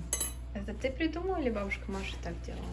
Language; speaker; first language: Russian; early bilingual, other home language; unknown